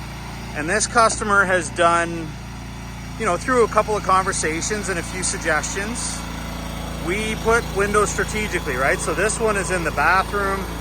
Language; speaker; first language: English; native; English